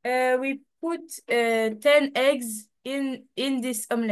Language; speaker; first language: English; non-native, learner; French